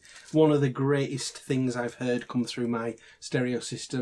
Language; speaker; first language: English; native; English